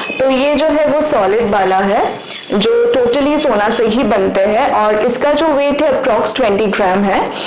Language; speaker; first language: Hindi; non-native, local second language; Bangla